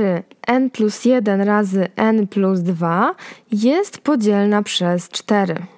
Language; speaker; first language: Polish; native; Polish